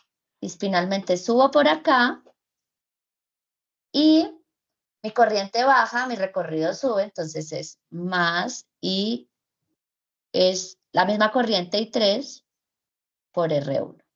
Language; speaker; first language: Spanish; native; Spanish